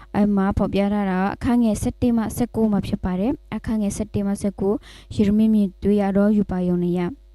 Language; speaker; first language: Burmese; non-native, local second language; S'gaw Karen